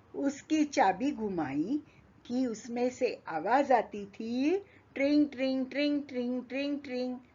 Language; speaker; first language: Hindi; non-native, local second language; Marathi